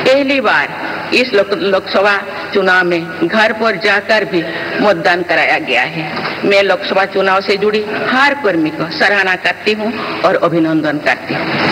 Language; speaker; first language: Hindi; non-native, local second language; Santali